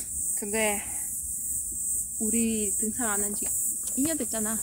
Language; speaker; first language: Korean; non-native, fluent; Russian